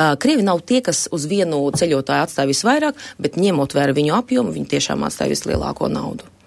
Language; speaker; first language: Latvian; non-native, local second language; Russian